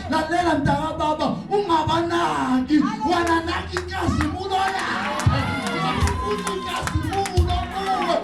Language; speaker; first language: Zulu; native; Zulu